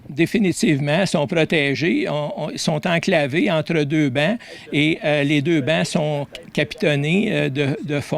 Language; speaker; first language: French; native; French